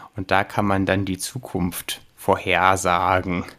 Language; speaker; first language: German; native; German